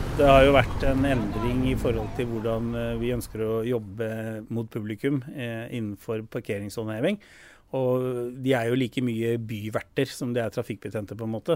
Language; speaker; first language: Norwegian; native; Norwegian